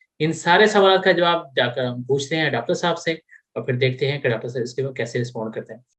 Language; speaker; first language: Urdu; native; Urdu